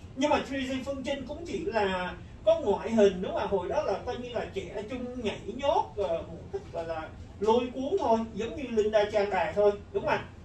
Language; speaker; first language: Vietnamese; early bilingual, heritage; Vietnamese